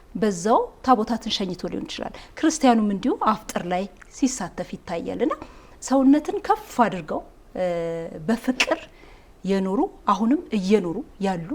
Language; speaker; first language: Amharic; native; Amharic